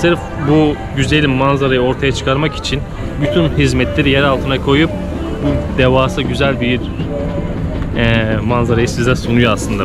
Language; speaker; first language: Turkish; native; Turkish